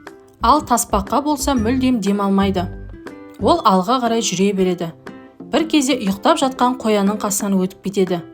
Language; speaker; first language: Kazakh; native; Kazakh